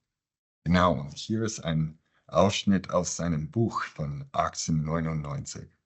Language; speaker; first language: German; non-native, fluent; English